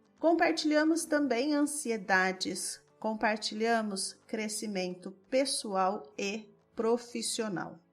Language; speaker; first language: Portuguese; native; Portuguese